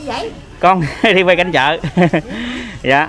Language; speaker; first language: Vietnamese; native; Vietnamese